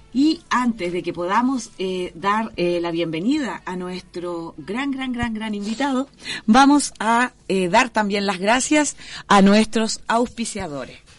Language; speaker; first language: Spanish; native; Spanish